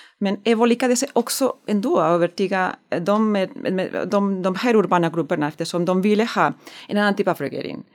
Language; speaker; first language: Swedish; non-native, learner; Spanish